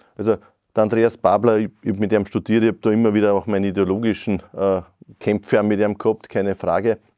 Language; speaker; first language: German; native; German